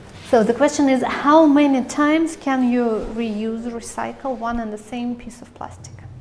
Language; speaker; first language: English; non-native, fluent; Russian